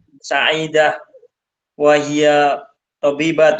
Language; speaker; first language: Arabic; non-native, learner; Indonesian